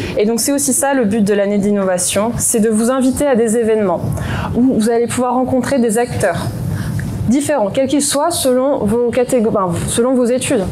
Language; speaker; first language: French; native; French